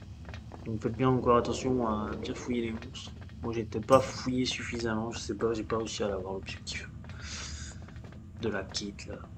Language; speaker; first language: French; native; French